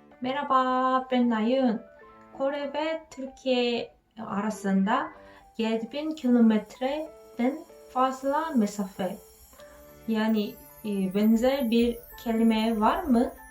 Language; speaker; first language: Turkish; non-native, learner; Korean